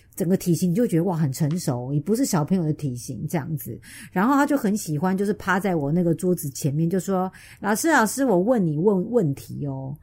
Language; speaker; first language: Chinese; native; Chinese